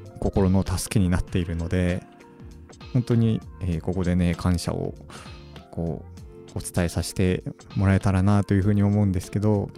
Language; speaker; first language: Japanese; native; Japanese